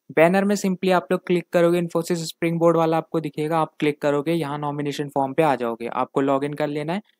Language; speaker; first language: Hindi; native; Hindi